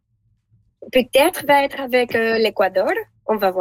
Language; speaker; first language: French; non-native, learner; Spanish